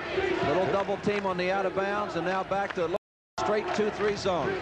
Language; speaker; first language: English; native; English